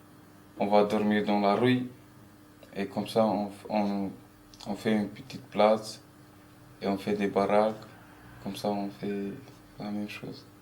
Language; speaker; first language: French; early bilingual, other home language; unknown